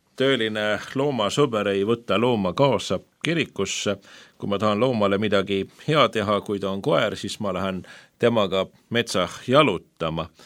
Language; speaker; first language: Estonian; non-native, fluent; Swedish